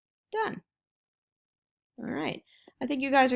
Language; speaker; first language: English; native; English